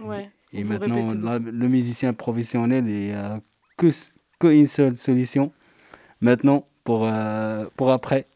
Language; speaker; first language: French; non-native, learner; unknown